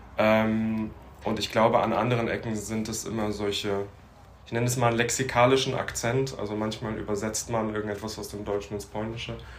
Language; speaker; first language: German; native; German